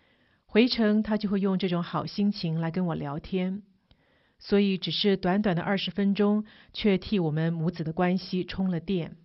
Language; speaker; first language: Chinese; native; Chinese